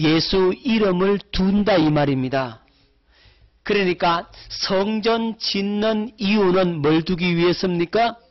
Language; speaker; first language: Korean; native; Korean